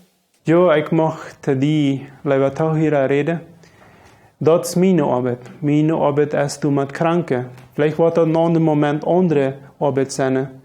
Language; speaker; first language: German; non-native, local second language; Low German